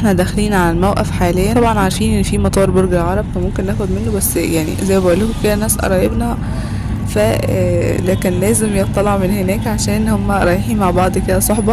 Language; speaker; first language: Arabic; native; Arabic